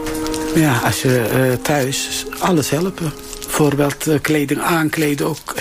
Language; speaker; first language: Dutch; non-native, learner; Turkish